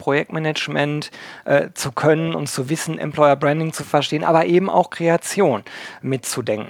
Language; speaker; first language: German; native; German